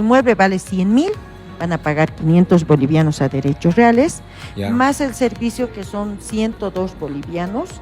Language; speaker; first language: Spanish; native; Spanish